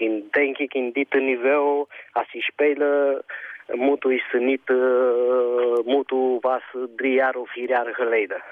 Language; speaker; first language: Dutch; non-native, learner; Romanian